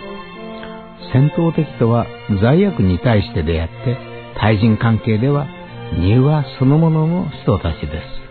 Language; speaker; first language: Japanese; native; Japanese